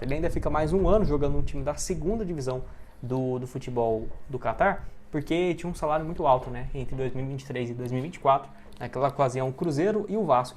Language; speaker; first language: Portuguese; native; Portuguese